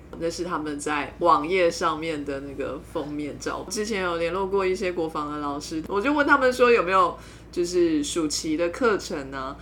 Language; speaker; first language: Chinese; native; Chinese